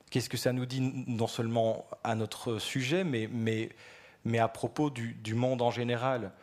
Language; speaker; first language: French; native; French